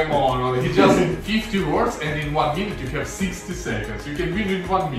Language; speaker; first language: English; non-native, learner; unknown